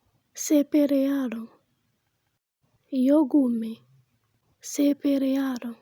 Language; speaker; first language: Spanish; non-native, fluent; Haitian Creole